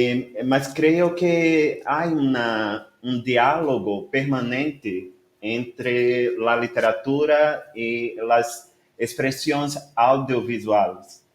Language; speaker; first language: Spanish; non-native, learner; Portuguese